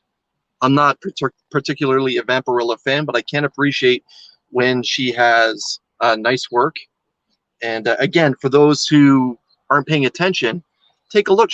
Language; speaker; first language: English; native; English